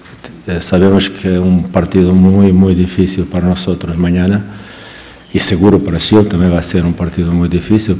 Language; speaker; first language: Spanish; non-native, fluent; Portuguese